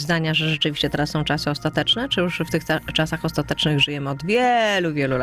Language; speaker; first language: Polish; native; Polish